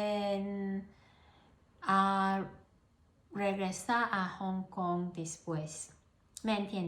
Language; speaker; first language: Spanish; non-native, learner; Cantonese